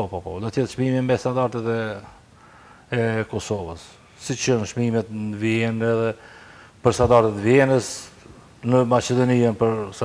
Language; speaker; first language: Albanian; native; Albanian